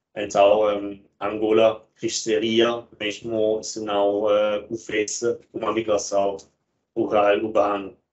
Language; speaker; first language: Portuguese; non-native, fluent; German